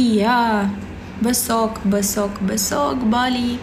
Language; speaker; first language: Indonesian; non-native, learner; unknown